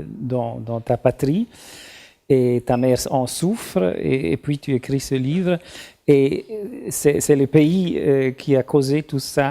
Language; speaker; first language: French; non-native, learner; German